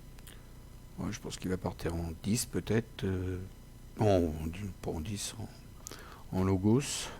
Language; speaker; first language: French; native; French